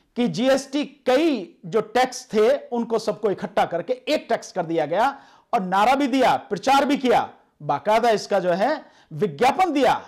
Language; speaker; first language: Hindi; native; Hindi